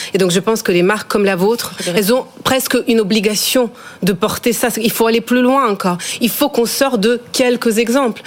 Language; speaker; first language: French; non-native, fluent; Ukrainian